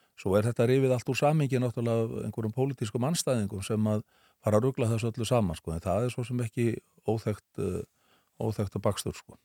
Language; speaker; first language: Icelandic; native; Icelandic